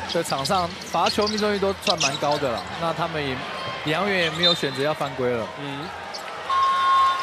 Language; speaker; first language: Chinese; native; Chinese